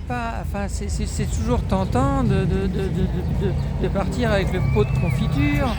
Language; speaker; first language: French; native; French